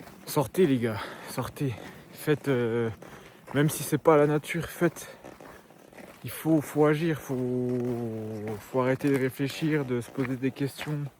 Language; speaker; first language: French; native; French